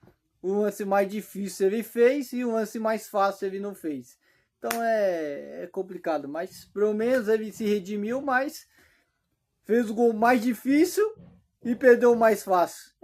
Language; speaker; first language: Portuguese; native; Portuguese